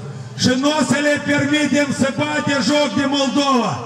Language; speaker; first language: Romanian; non-native, local second language; Russian